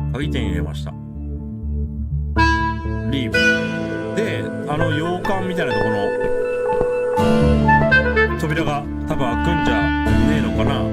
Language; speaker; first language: Japanese; native; Japanese